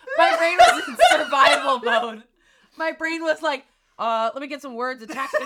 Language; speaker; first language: English; native; English